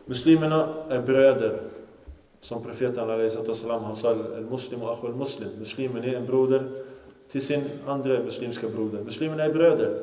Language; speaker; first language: Swedish; non-native, local second language; Arabic